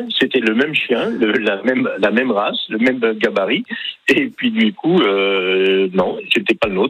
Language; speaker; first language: French; native; French